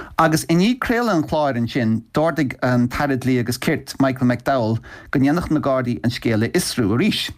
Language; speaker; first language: Irish; native; Irish